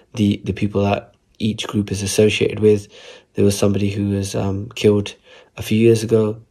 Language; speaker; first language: English; native; English